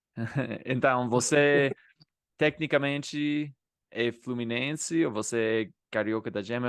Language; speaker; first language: Portuguese; non-native, fluent; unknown